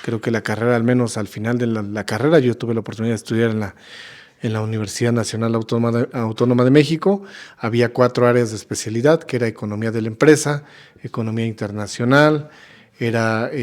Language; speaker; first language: Spanish; native; Spanish